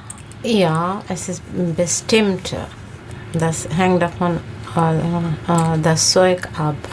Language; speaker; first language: German; non-native, learner; Bangla